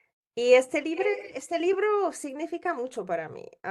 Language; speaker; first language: Spanish; non-native, learner; Czech